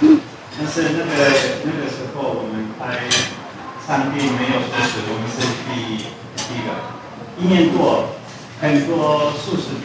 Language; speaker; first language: Chinese; non-native, learner; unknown